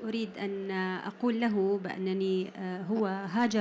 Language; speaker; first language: Arabic; native; Arabic